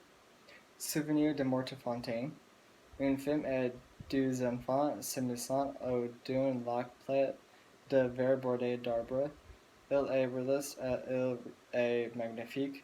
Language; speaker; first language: French; non-native, learner; English